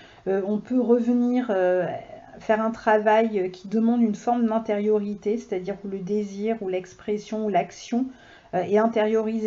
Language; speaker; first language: French; native; French